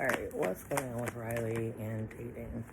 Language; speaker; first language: English; native; English